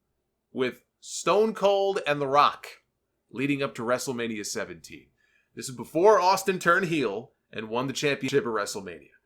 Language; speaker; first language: English; native; English